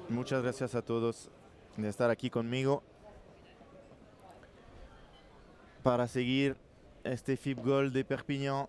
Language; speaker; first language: Spanish; non-native, learner; French